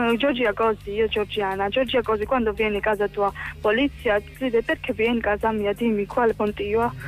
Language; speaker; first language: Italian; non-native, learner; Georgian